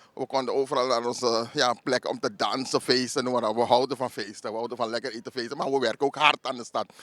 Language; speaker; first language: Dutch; native; Dutch